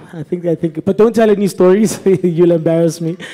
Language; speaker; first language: English; non-native, local second language; Zulu